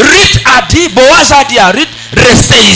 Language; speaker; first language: French; non-native, local second language; Lingala